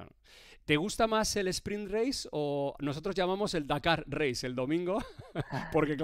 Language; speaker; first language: Spanish; native; Spanish